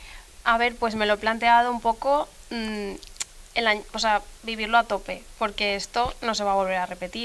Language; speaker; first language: Spanish; native; Spanish